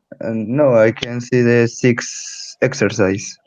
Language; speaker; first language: English; non-native, learner; Spanish